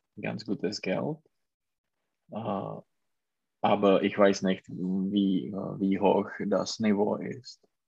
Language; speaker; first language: German; non-native, learner; Czech